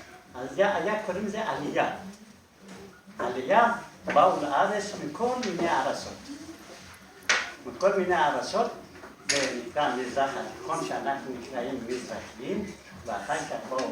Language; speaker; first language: Hebrew; non-native, fluent; Persian